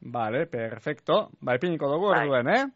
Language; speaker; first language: Basque; native; Basque